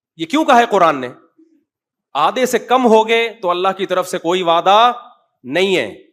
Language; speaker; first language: Urdu; native; Urdu